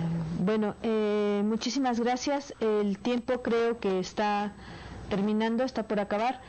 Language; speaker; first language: Spanish; native; Spanish